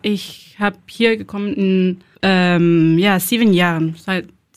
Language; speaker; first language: German; non-native, learner; Spanish